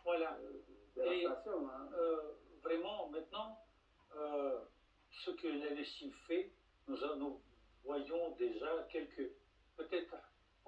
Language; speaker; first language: French; non-native, fluent; Russian